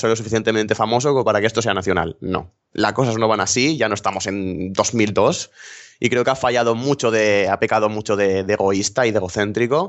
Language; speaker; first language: Spanish; native; Spanish